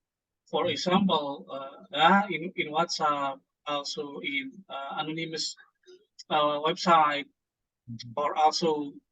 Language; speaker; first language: English; non-native, fluent; Indonesian